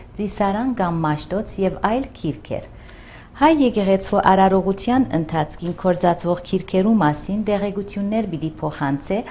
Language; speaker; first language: Armenian; early bilingual, heritage; Armenian